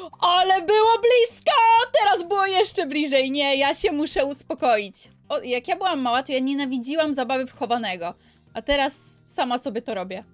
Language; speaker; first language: Polish; native; Polish